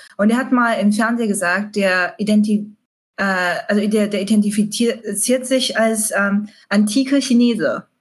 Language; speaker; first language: German; non-native, fluent; Chinese